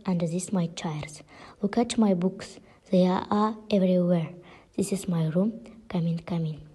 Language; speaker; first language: English; non-native, learner; Kazakh